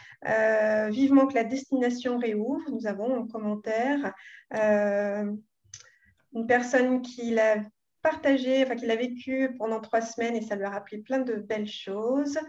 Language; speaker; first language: French; native; French